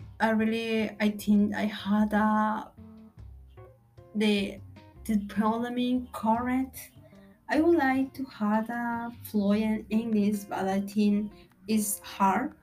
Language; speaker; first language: English; non-native, learner; Spanish